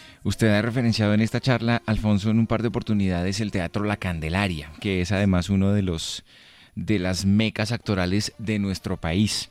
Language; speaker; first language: Spanish; native; Spanish